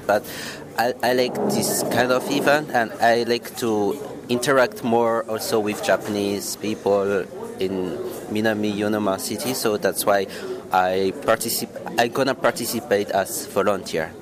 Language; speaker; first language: English; non-native, fluent; Malagasy